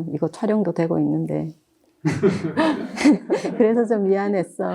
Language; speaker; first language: Korean; native; Korean